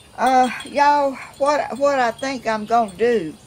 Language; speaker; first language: English; native; English